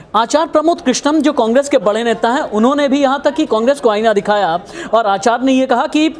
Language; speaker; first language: Hindi; native; Hindi